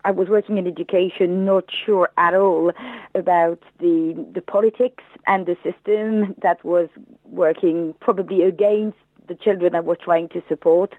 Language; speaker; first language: English; non-native, fluent; French